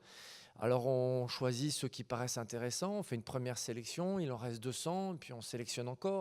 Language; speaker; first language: French; native; French